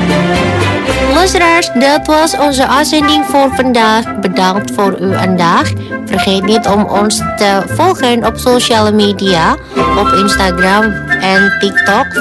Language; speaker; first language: Dutch; non-native, fluent; Indonesian